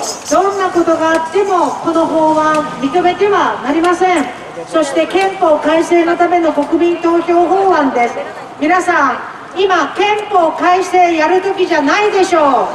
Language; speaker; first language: Japanese; native; Japanese